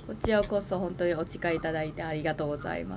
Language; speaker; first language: Japanese; non-native, fluent; Cantonese